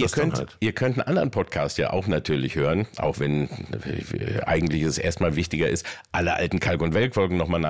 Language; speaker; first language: German; native; German